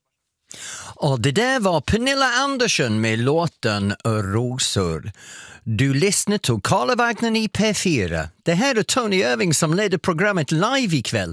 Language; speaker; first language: Swedish; non-native, fluent; English